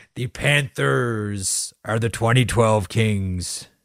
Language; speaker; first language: English; native; English